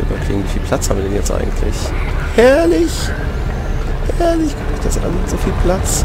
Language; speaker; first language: German; native; German